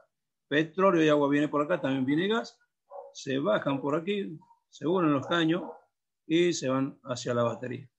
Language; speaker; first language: Spanish; native; Spanish